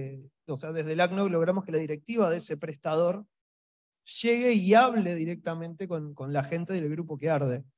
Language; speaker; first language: Spanish; native; Spanish